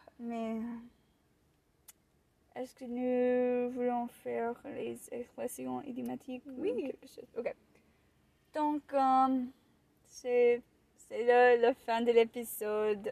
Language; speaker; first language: French; non-native, learner; English